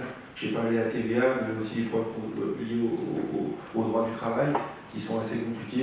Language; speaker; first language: French; native; French